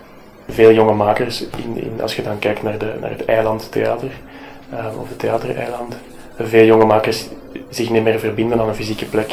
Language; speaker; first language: Dutch; native; Dutch